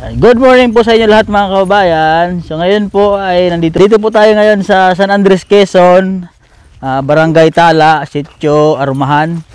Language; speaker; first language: Filipino; native; Filipino